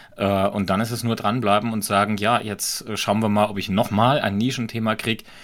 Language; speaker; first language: German; native; German